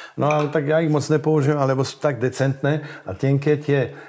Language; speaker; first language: Slovak; native; Slovak